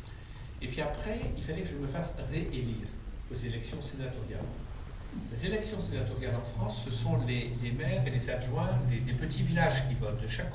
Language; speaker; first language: French; native; French